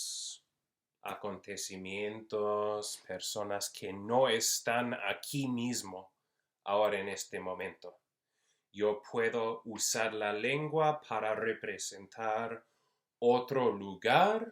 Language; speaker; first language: Spanish; non-native, fluent; English